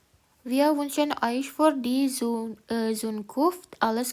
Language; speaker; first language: German; non-native, learner; Indonesian